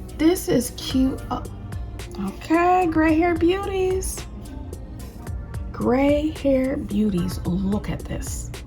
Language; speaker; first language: English; native; English